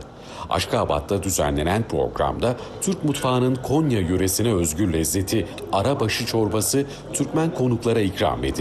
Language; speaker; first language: Turkish; native; Turkish